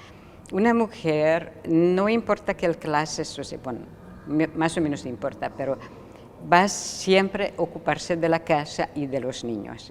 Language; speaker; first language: Spanish; non-native, fluent; Hungarian